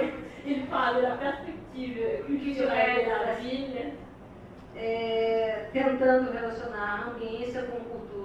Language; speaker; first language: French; non-native, learner; Portuguese